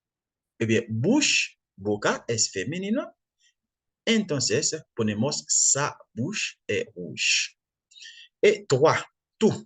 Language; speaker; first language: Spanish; non-native, fluent; French